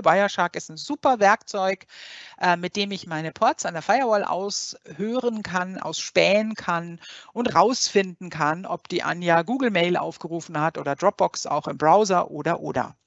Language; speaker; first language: German; native; German